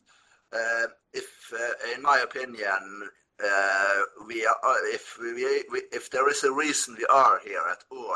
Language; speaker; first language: English; non-native, fluent; Norwegian